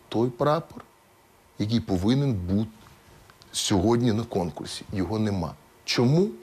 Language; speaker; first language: Ukrainian; non-native, local second language; Russian